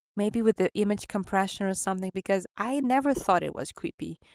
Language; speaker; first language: English; non-native, fluent; Ukrainian